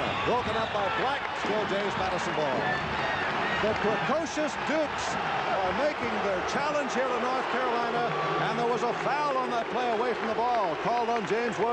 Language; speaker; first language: English; native; English